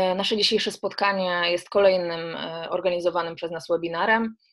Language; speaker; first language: Polish; native; Polish